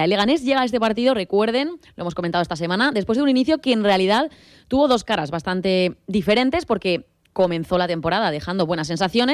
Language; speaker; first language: Spanish; native; Spanish